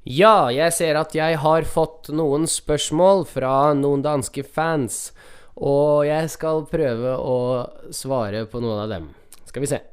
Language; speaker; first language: Norwegian; early bilingual, other home language; Russian